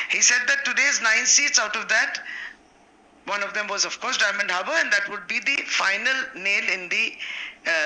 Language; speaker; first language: English; non-native, local second language; Bangla